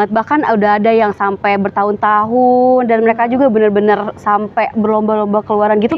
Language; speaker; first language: Indonesian; native; Indonesian